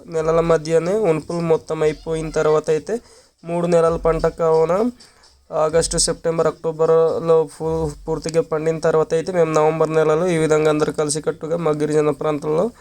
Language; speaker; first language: Telugu; non-native, local second language; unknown